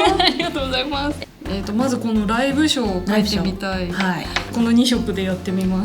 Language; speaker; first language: Japanese; native; Japanese